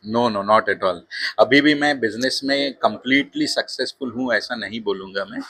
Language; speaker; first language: Hindi; non-native, local second language; Marathi